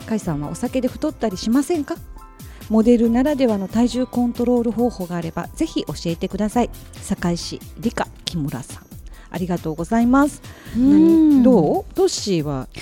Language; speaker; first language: Japanese; native; Japanese